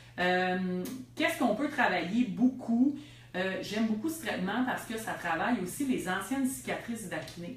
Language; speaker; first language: French; native; French